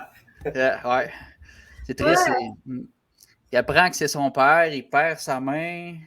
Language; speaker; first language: French; native; French